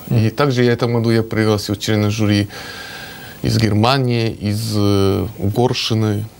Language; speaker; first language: Russian; non-native, fluent; Japanese